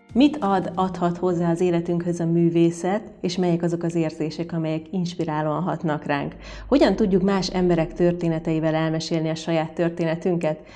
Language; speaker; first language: Hungarian; native; Hungarian